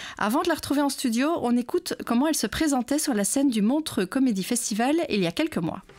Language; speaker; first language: French; native; French